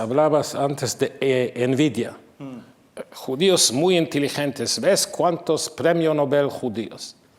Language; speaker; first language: Spanish; non-native, fluent; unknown